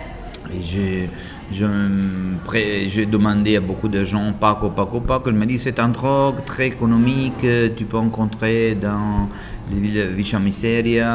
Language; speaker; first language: French; non-native, learner; Italian